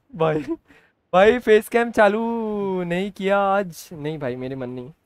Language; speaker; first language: Hindi; non-native, local second language; Bangla